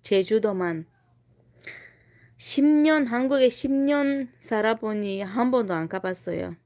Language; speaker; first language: Korean; non-native, fluent; Tajik